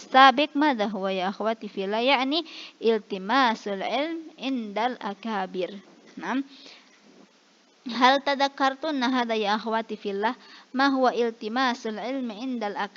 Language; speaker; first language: Arabic; non-native, fluent; Indonesian